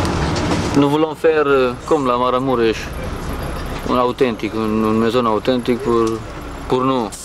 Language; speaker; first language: French; non-native, learner; Romanian